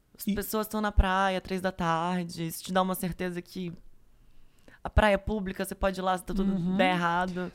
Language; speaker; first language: Portuguese; native; Portuguese